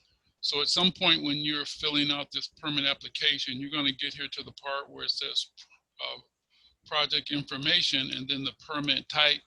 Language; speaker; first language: English; native; English